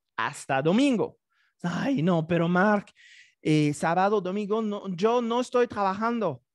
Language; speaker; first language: Spanish; non-native, fluent; English